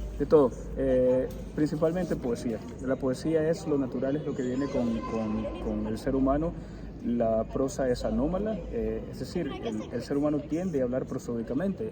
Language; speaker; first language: Spanish; early bilingual, heritage; Spanish